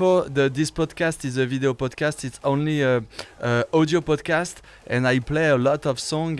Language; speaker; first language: English; non-native, learner; French